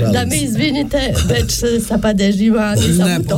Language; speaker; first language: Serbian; non-native, learner; French